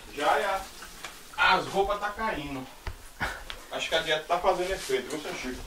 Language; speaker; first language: Portuguese; native; Portuguese